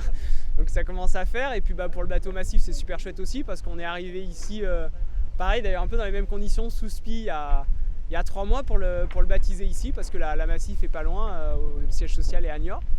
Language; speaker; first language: French; native; French